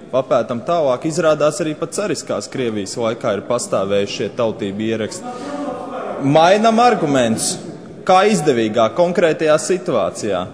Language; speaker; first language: Latvian; native; Latvian